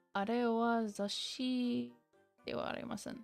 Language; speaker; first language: Japanese; non-native, learner; English